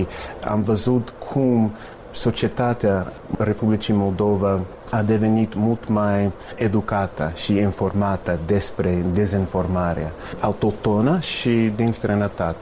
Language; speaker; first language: Romanian; non-native, fluent; English